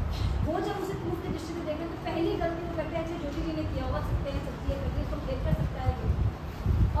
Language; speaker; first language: Hindi; native; Hindi